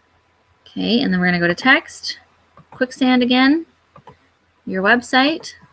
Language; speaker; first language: English; native; English